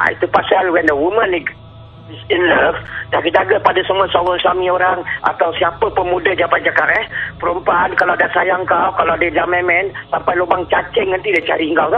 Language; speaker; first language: Malay; native; Malay